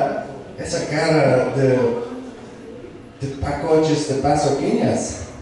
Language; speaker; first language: Portuguese; non-native, learner; English